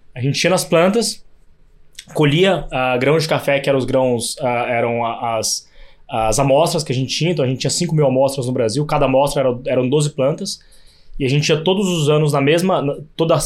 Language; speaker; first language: Portuguese; native; Portuguese